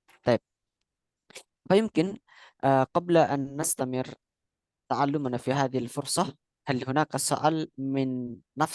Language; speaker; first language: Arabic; non-native, fluent; Indonesian